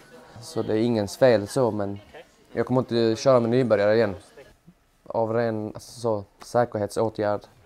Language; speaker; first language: Swedish; native; Swedish